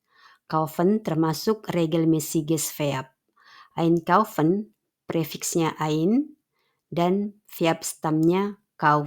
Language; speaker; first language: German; non-native, fluent; Indonesian